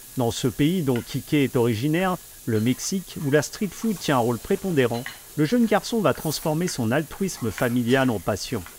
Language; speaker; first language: French; native; French